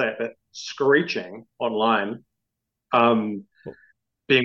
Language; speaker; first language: English; native; English